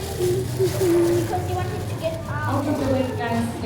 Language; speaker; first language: English; non-native, local second language; Filipino